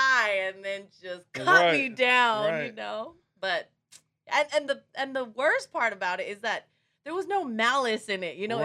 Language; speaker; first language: English; non-native, fluent; Samoan